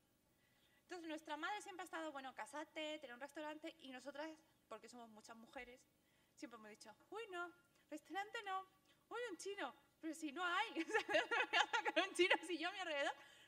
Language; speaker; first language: Spanish; early bilingual, other home language; Chinese